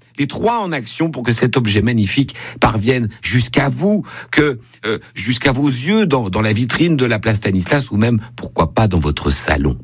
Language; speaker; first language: French; native; French